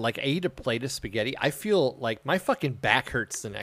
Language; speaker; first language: English; native; English